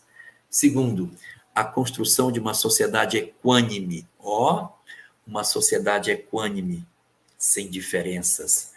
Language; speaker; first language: Portuguese; native; Portuguese